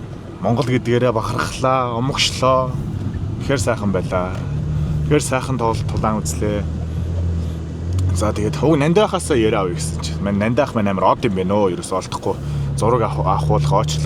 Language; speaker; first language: Mongolian; native; Mongolian